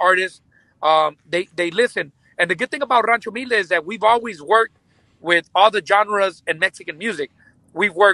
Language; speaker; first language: English; early bilingual, other home language; Spanish